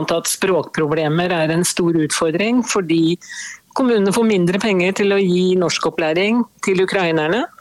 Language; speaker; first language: Norwegian; native; Norwegian